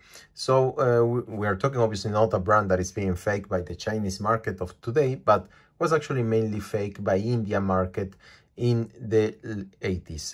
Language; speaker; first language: English; non-native, fluent; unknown